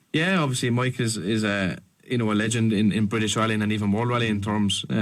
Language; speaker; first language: English; native; English